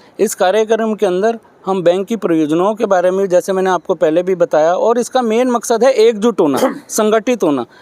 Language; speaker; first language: Hindi; native; Hindi